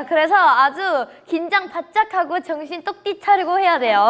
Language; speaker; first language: Korean; native; Korean